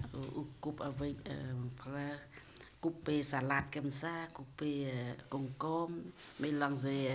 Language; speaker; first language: French; non-native, learner; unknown